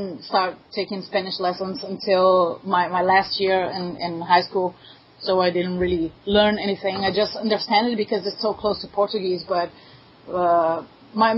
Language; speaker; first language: English; non-native, fluent; Portuguese